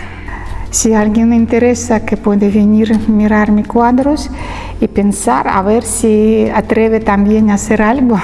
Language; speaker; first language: Spanish; non-native, learner; Russian